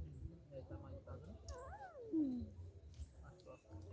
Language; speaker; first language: Portuguese; native; Portuguese